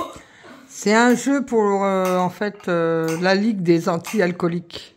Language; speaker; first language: French; native; French